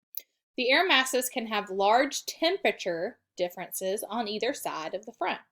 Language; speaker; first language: English; native; English